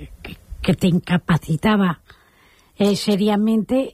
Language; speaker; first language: Spanish; native; Spanish